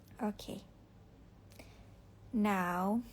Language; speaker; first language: English; non-native, learner; Thai